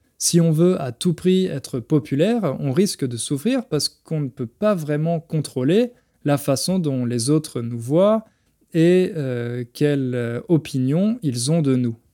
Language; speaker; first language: French; native; French